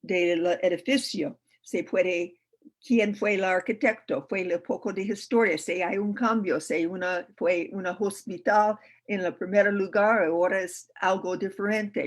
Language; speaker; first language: Spanish; non-native, learner; English